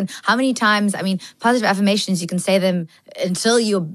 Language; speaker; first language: English; native; English